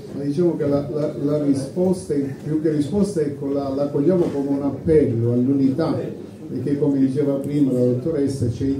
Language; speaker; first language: Italian; native; Italian